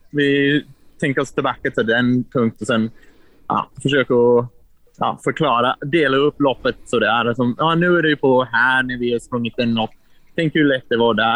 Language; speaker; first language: Swedish; non-native, learner; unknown